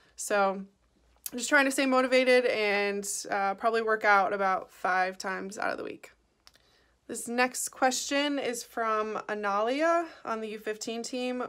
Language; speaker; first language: English; native; English